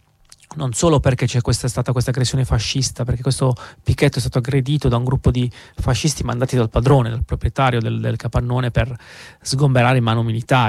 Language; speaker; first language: Italian; native; Italian